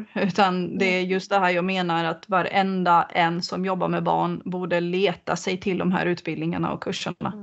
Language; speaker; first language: Swedish; native; Swedish